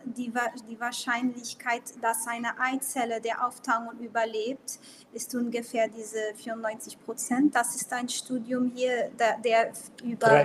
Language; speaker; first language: German; non-native, local second language; Portuguese